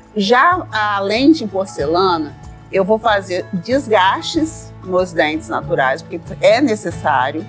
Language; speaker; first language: Portuguese; native; Portuguese